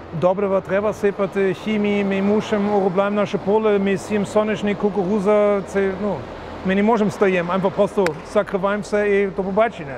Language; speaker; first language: Ukrainian; non-native, learner; German